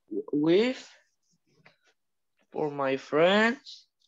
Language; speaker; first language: English; non-native, learner; Spanish